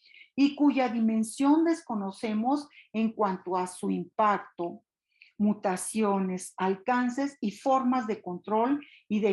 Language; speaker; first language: Spanish; native; Spanish